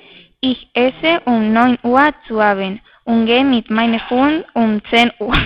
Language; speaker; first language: German; non-native, learner; Spanish